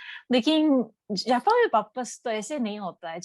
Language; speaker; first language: Hindi; non-native, learner; Japanese